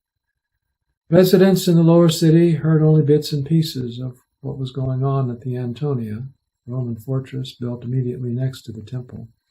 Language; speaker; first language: English; native; English